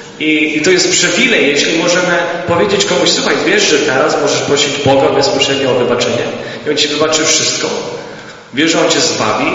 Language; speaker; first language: Polish; early bilingual, heritage; Polish